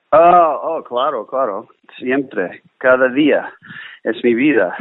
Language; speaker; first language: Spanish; non-native, learner; English